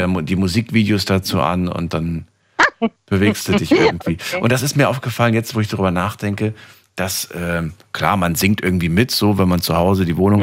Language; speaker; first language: German; native; German